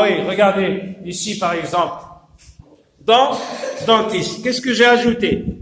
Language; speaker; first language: French; non-native, local second language; Arabic